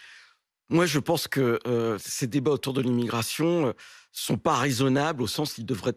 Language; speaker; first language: French; native; French